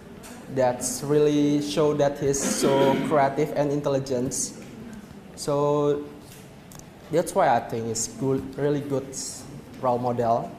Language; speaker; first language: English; non-native, learner; Indonesian